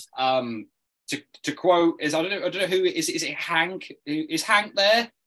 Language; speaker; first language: English; native; English